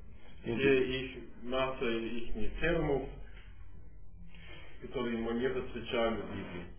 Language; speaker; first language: Russian; non-native, fluent; English